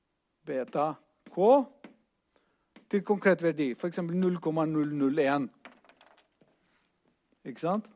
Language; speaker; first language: Norwegian; non-native, fluent; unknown